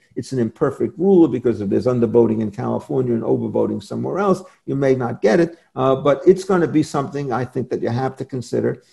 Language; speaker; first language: English; native; English